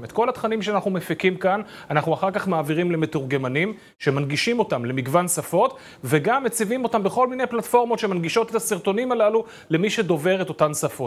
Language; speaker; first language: Hebrew; native; Hebrew